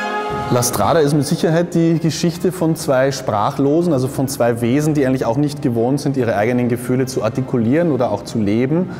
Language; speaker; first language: German; native; German